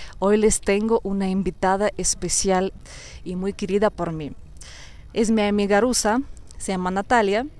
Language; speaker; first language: Spanish; non-native, fluent; Russian